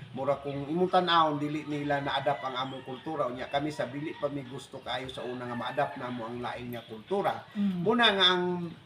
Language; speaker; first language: Cebuano; non-native, local second language; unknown